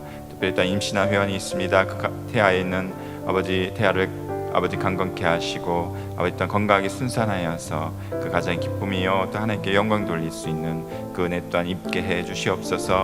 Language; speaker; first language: Korean; native; Korean